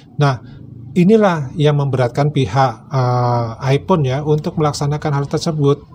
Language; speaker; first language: Indonesian; native; Indonesian